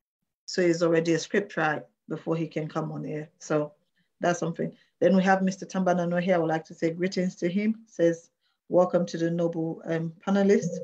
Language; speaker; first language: English; non-native, local second language; Krio